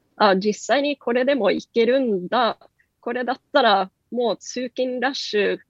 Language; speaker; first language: Japanese; non-native, fluent; Norwegian